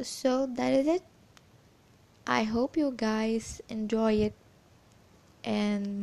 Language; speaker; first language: English; non-native, learner; Portuguese